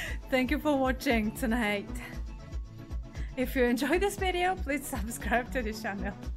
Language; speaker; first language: English; non-native, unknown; Japanese